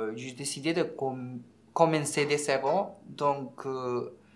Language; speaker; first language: French; non-native, fluent; Spanish